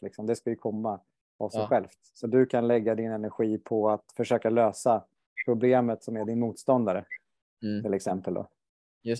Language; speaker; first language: Swedish; native; Swedish